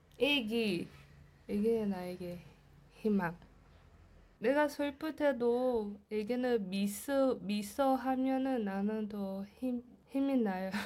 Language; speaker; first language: Korean; non-native, learner; Portuguese